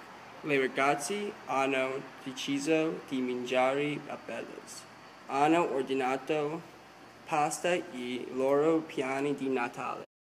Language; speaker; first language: Italian; non-native, learner; English